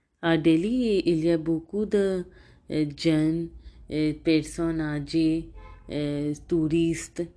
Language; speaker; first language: French; non-native, learner; Hindi